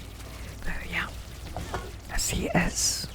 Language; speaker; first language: Spanish; early bilingual, heritage; English